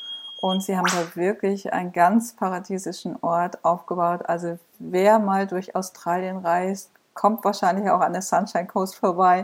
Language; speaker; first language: German; native; German